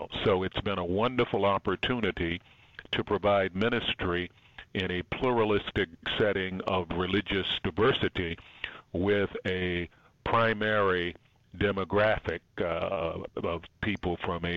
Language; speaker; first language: English; native; English